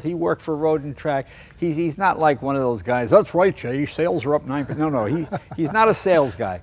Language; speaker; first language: English; native; English